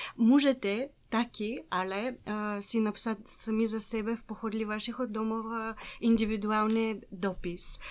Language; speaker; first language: Czech; non-native, fluent; Bulgarian